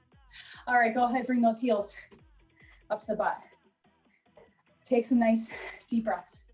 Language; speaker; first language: English; native; English